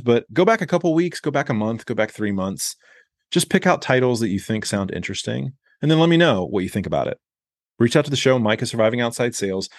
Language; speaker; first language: English; native; English